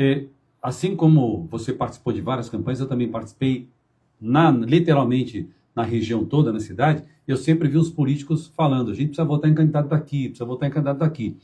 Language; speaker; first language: Portuguese; native; Portuguese